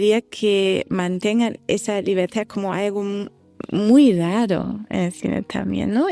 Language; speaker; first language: Spanish; non-native, fluent; German